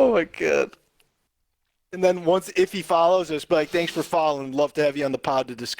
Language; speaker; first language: English; native; English